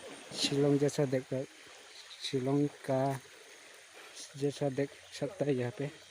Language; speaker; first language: Hindi; non-native, local second language; Kok Borok